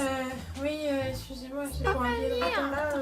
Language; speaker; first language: French; native; French